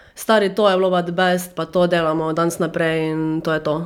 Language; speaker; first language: Slovenian; native; Slovenian